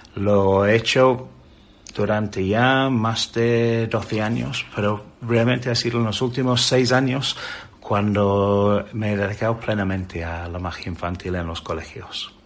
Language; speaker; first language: Spanish; non-native, fluent; English